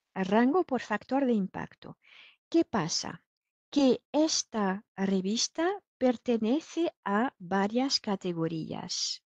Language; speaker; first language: Spanish; non-native, fluent; French